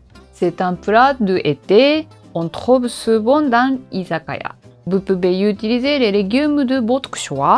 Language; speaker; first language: French; non-native, learner; Japanese